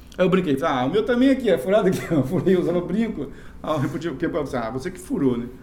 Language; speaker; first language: Portuguese; native; Portuguese